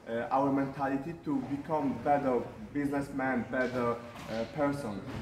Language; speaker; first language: English; non-native, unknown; Polish